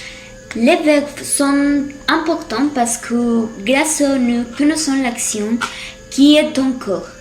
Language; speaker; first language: French; non-native, learner; Spanish